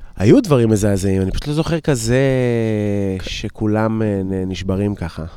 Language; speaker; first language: Hebrew; native; Hebrew